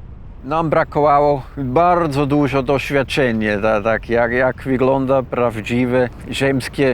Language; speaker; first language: Polish; non-native, fluent; Swiss German